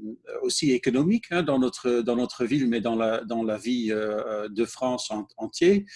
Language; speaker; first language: French; non-native, fluent; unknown